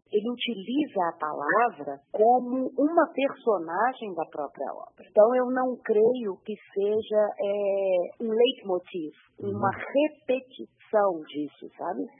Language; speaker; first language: Portuguese; native; Portuguese